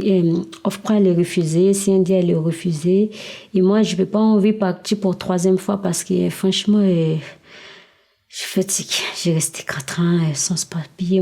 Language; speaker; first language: French; non-native, learner; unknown